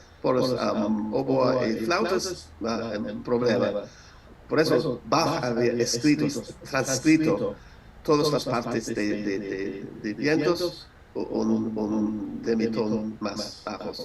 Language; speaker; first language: Spanish; non-native, learner; English